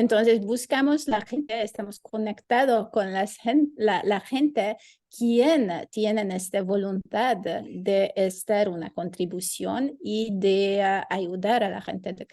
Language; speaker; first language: Spanish; non-native, fluent; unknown